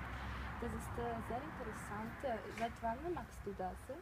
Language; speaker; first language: German; non-native, learner; Italian